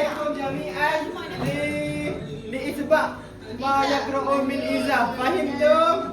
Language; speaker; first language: Arabic; non-native, learner; Malay